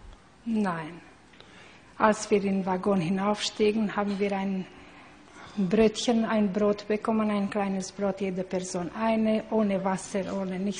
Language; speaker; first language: German; non-native, learner; Hungarian